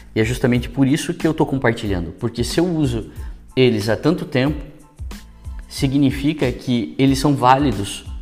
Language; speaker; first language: Portuguese; native; Portuguese